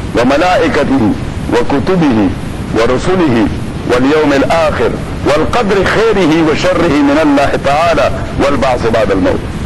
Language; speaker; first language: Urdu; non-native, local second language; Pashto